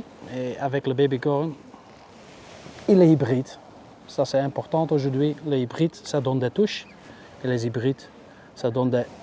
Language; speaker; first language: French; non-native, local second language; Dutch